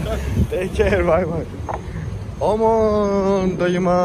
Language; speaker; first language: Turkish; native; Turkish